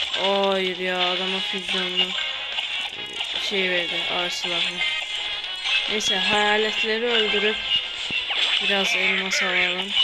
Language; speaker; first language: Turkish; native; Turkish